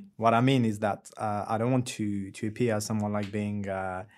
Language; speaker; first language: English; non-native, fluent; French